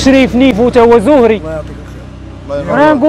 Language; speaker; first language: Arabic; native; Arabic